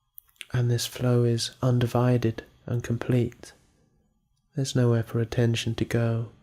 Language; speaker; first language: English; native; English